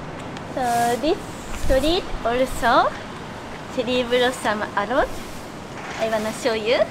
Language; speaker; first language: English; non-native, learner; Japanese